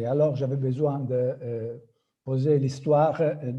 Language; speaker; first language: French; non-native, fluent; Italian